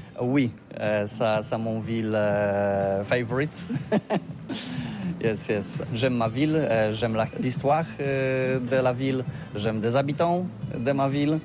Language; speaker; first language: French; non-native, learner; Polish